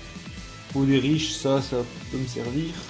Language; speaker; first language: French; native; French